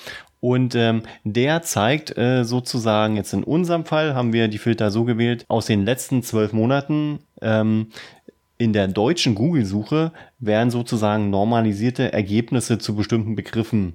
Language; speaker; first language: German; native; German